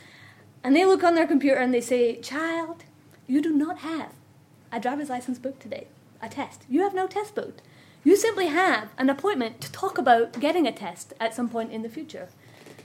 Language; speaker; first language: English; native; English